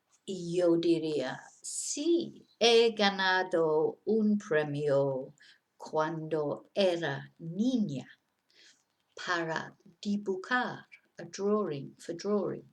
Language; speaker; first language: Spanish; non-native, fluent; English